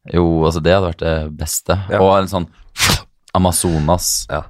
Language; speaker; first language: Norwegian; native; Norwegian